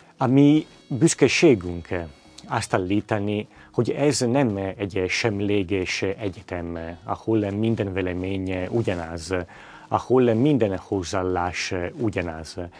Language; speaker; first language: Hungarian; non-native, fluent; Italian